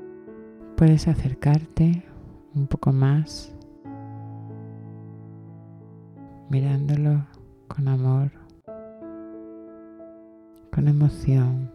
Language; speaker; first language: Spanish; native; Spanish